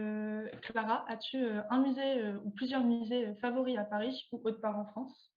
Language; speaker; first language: French; native; French